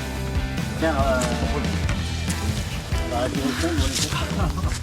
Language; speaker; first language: French; non-native, fluent; Russian